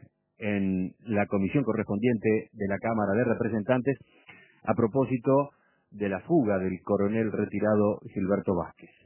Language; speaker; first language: Spanish; native; Spanish